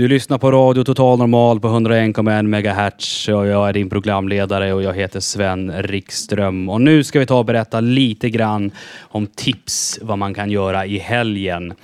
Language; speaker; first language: Swedish; native; Swedish